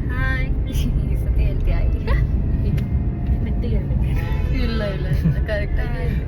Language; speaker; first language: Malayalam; non-native, local second language; Kannada